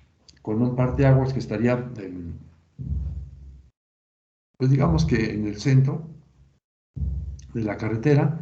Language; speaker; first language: Spanish; native; Spanish